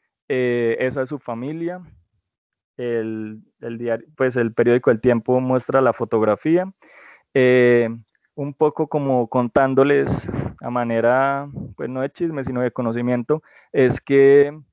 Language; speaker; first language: Spanish; native; Spanish